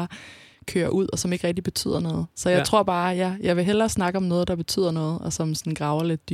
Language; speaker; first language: Danish; native; Danish